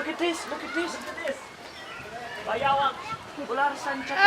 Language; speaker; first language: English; non-native, learner; Indonesian